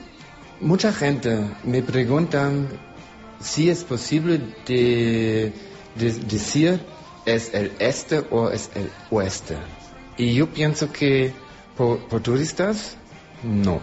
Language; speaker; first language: Spanish; non-native, fluent; German